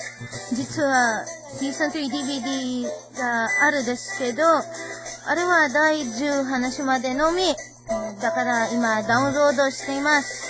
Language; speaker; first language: Japanese; non-native, learner; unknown